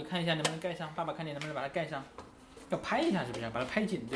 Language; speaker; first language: Chinese; native; Chinese